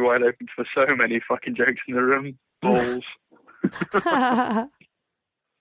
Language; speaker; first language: English; native; English